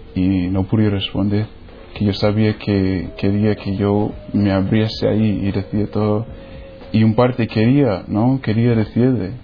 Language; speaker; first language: Spanish; non-native, fluent; English